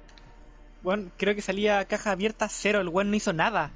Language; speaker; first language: Spanish; native; Spanish